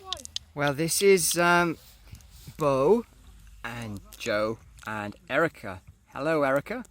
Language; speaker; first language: English; native; English